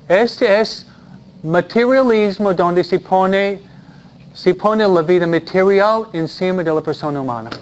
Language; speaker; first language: Spanish; non-native, fluent; English